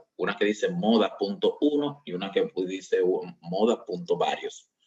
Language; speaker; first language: Spanish; native; Spanish